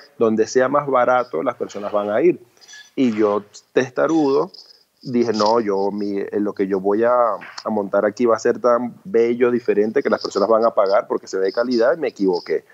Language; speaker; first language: Spanish; early bilingual, other home language; Chinese